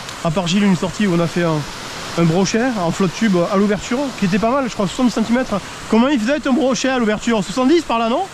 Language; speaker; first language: French; native; French